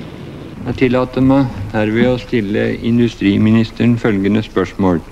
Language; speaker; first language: Norwegian; native; Norwegian